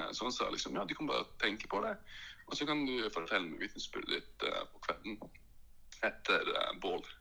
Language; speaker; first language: Norwegian; early bilingual, other home language; Latvian